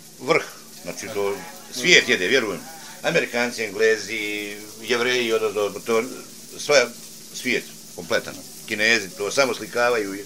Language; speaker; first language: Serbian; native; Serbian